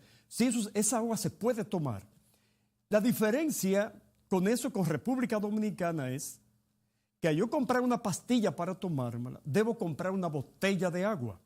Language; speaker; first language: Spanish; native; Spanish